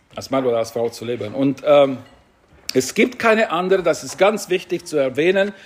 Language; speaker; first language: German; non-native, fluent; Romanian